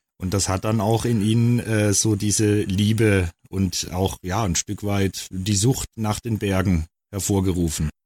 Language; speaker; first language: German; native; German